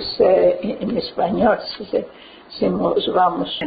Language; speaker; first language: Spanish; early bilingual, heritage; Ladino